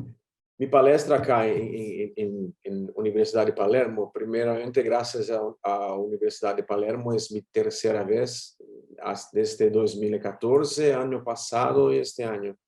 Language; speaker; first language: Spanish; non-native, learner; Portuguese